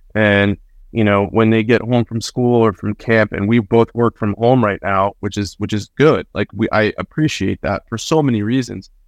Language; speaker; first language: English; early bilingual, other home language; Spanish